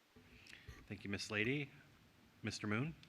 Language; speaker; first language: English; native; English